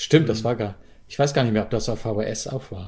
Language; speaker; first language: German; native; German